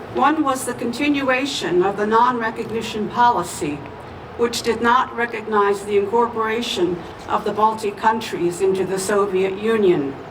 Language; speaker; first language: English; early bilingual, other home language; Estonian